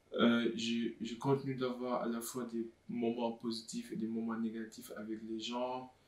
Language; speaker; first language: French; non-native, local second language; Wolof